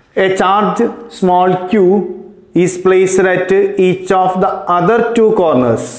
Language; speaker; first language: English; non-native, local second language; Malayalam